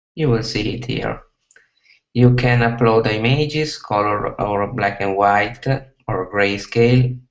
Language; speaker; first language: English; non-native, fluent; Italian